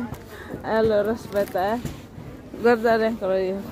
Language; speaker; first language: Italian; non-native, learner; Filipino